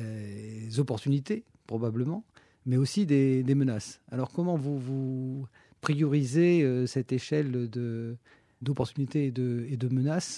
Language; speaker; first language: French; native; French